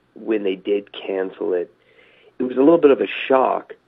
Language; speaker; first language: English; native; English